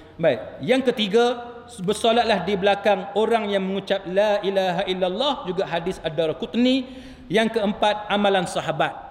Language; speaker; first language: Malay; native; Malay